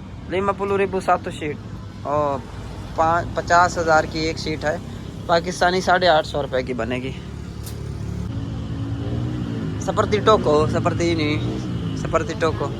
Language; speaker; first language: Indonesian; non-native, learner; Urdu